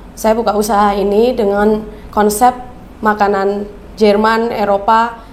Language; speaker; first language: Indonesian; native; Indonesian